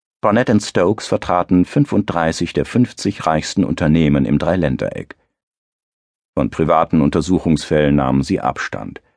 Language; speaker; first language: German; native; German